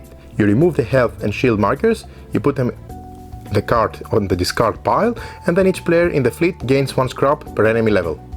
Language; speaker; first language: English; non-native, fluent; Greek